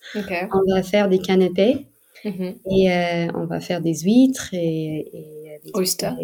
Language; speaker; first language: French; non-native, fluent; English